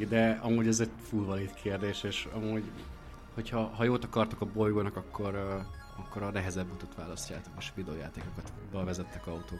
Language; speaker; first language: Hungarian; native; Hungarian